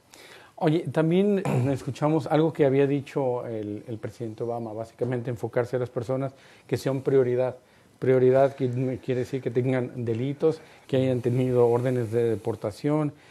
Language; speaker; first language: Spanish; native; Spanish